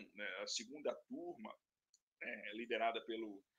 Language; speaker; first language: Portuguese; native; Portuguese